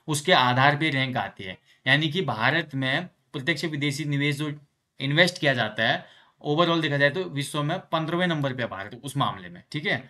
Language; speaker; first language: Hindi; native; Hindi